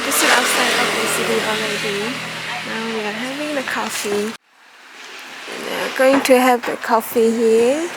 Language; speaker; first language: English; non-native, learner; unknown